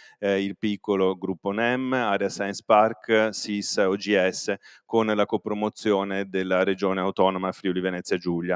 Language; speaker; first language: Italian; native; Italian